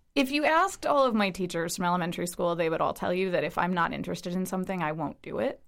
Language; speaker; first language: English; early bilingual, other home language; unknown